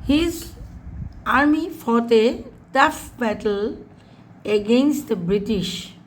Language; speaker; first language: English; non-native, local second language; Assamese